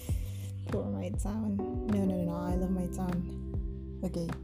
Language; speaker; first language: English; non-native, learner; Indonesian